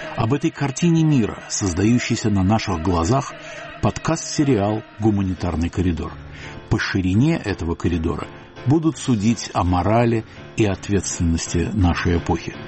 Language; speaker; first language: Russian; native; Russian